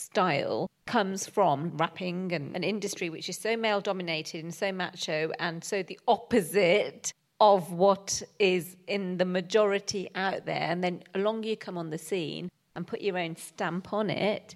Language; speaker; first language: English; native; English